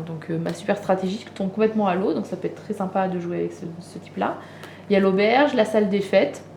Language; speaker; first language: French; native; French